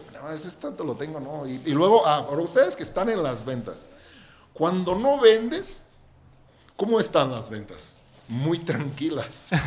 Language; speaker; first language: Spanish; non-native, local second language; Catalan